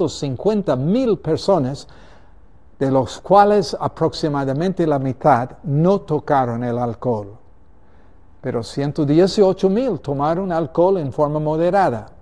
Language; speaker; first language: Spanish; native; Spanish